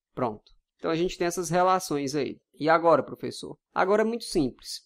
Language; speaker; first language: Portuguese; native; Portuguese